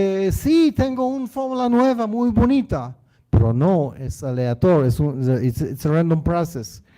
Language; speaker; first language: Spanish; non-native, learner; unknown